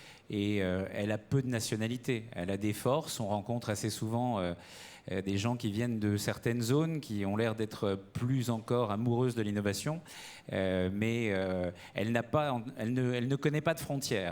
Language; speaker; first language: French; native; French